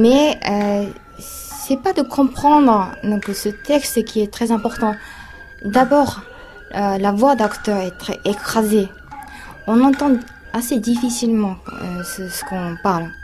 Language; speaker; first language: French; non-native, fluent; Japanese